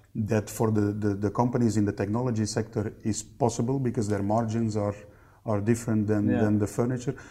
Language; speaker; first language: English; non-native, fluent; Dutch